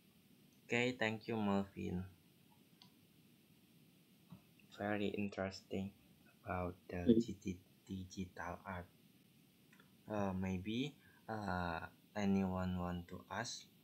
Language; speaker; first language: English; non-native, learner; Indonesian